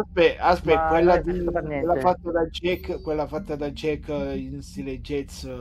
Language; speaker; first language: Italian; native; Italian